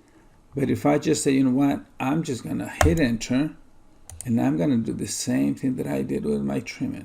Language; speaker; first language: English; native; English